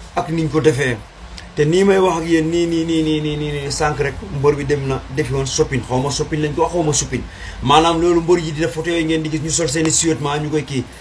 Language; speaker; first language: Wolof; non-native, local second language; Serer